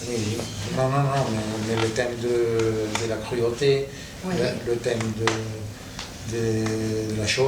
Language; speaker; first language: French; non-native, fluent; Catalan